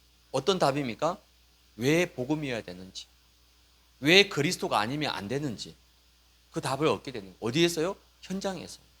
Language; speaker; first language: Korean; native; Korean